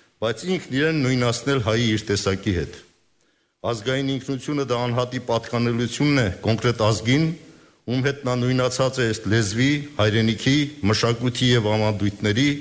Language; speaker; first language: Armenian; native; Armenian